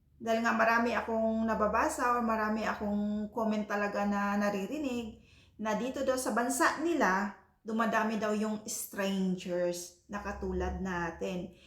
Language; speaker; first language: Filipino; non-native, local second language; Cebuano